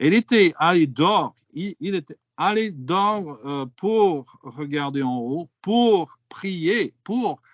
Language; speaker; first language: French; non-native, fluent; English